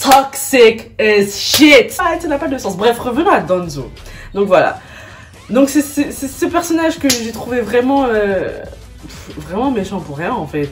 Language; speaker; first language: French; native; French